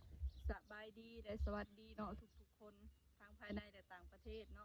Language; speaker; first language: Thai; non-native, local second language; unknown